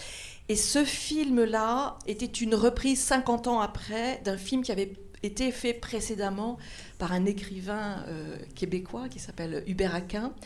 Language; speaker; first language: French; native; French